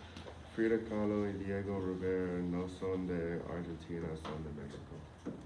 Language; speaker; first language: Spanish; non-native, learner; English